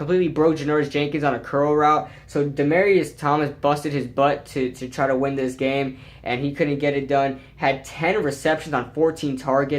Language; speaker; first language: English; native; English